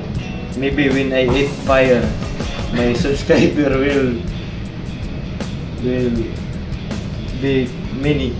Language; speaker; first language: English; non-native, local second language; Filipino